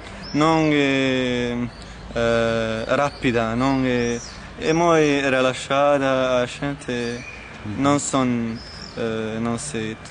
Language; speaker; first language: Galician; non-native, learner; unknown